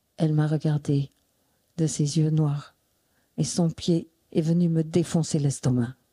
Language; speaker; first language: French; non-native, fluent; English